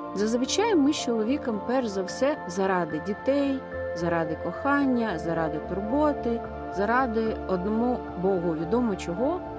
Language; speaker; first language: Ukrainian; native; Ukrainian